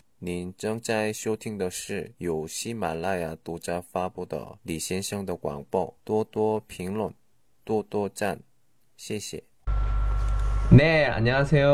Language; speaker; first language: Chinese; non-native, learner; Korean